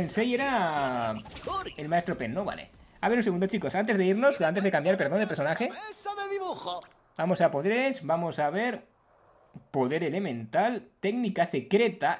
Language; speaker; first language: Spanish; native; Spanish